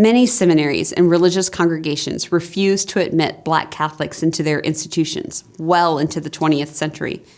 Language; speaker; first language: English; native; English